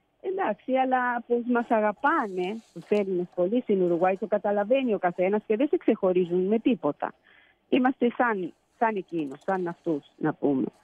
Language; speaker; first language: Greek; early bilingual, heritage; Greek